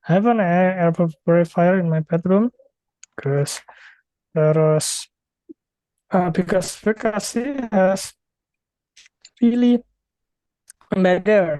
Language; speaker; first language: English; non-native, fluent; Indonesian